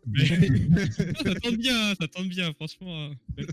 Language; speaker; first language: French; native; French